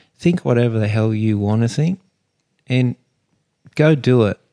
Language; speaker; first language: English; native; English